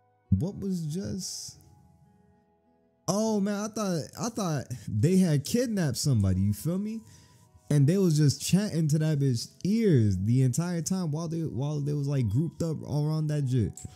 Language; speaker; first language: English; native; English